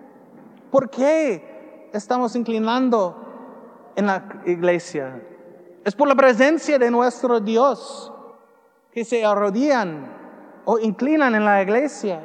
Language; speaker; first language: Spanish; non-native, learner; English